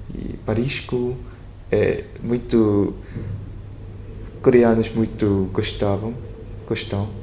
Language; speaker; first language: Portuguese; non-native, learner; Korean